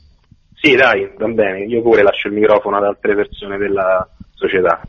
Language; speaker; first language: Italian; native; Italian